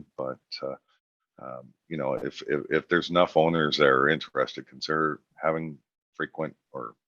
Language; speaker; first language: English; native; English